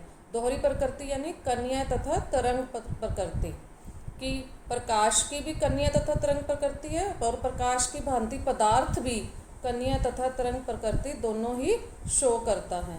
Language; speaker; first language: Hindi; native; Hindi